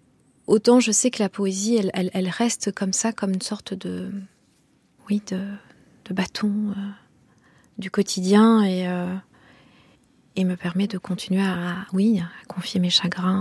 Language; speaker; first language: French; non-native, local second language; Kinyarwanda